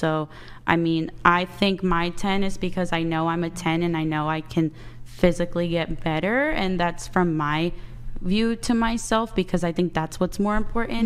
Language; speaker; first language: English; early bilingual, other home language; Portuguese